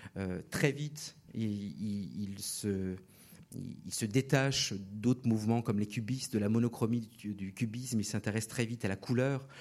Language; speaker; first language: French; native; French